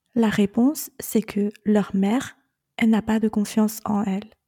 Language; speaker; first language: French; non-native, fluent; Chinese